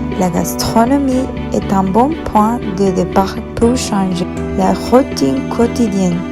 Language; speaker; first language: French; non-native, learner; Spanish